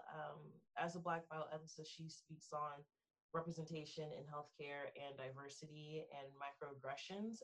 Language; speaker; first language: English; native; English